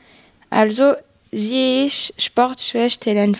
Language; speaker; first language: German; non-native, learner; French